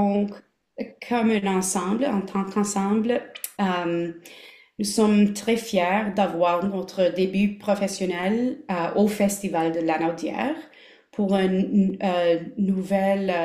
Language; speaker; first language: French; non-native, local second language; English